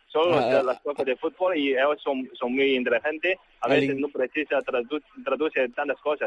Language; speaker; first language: Spanish; non-native, learner; Chinese